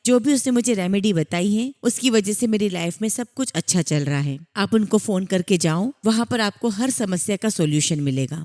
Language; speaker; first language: Hindi; native; Hindi